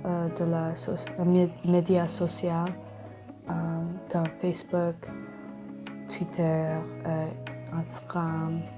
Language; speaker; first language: French; non-native, learner; English